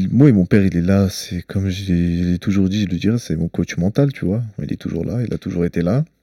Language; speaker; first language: French; early bilingual, other home language; Chechen